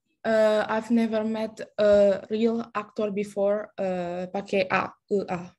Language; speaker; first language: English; non-native, learner; Indonesian